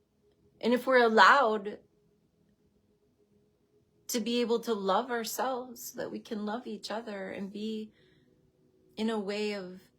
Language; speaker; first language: English; native; English